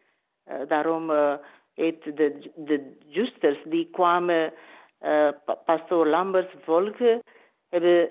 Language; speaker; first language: Dutch; non-native, learner; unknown